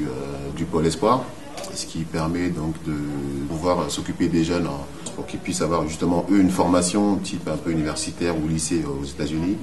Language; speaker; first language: French; native; French